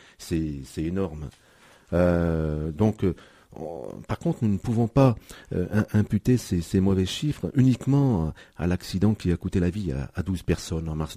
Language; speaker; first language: French; native; French